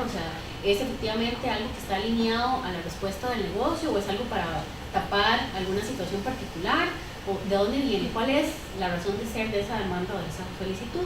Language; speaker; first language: Spanish; native; Spanish